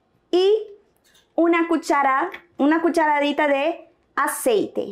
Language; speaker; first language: Spanish; non-native, fluent; Portuguese